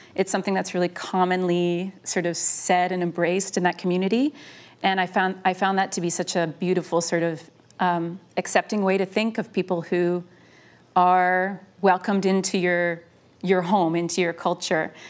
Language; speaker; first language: English; early bilingual, other home language; French